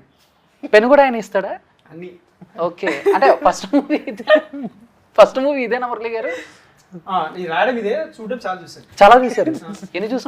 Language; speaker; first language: Telugu; native; Telugu